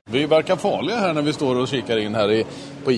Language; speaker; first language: Swedish; native; Swedish